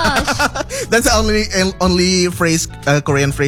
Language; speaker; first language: English; non-native, fluent; Indonesian